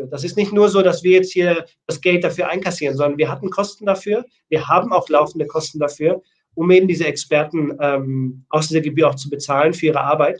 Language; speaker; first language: German; native; German